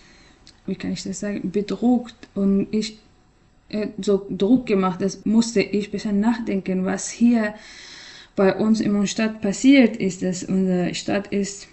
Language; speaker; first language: German; non-native, learner; Persian